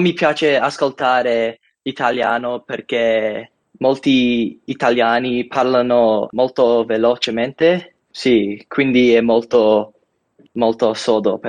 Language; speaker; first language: Italian; non-native, learner; English